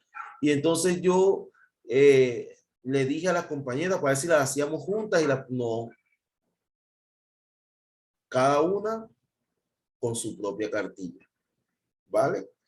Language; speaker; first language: Spanish; native; Spanish